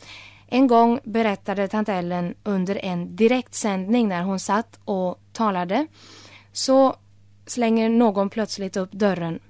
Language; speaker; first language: Swedish; native; Swedish